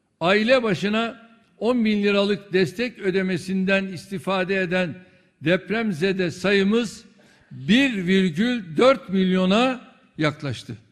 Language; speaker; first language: Turkish; native; Turkish